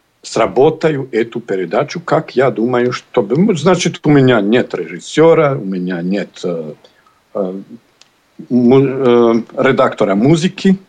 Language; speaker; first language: Russian; non-native, learner; Bosnian